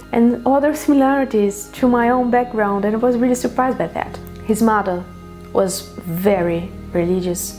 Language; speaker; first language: English; non-native, fluent; Portuguese